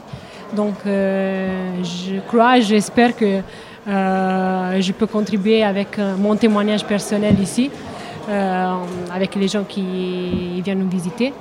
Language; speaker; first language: French; non-native, learner; Italian